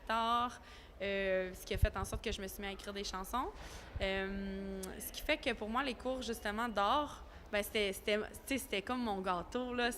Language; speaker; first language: French; native; French